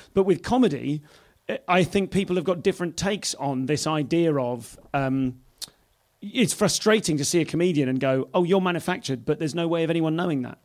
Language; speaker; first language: English; native; English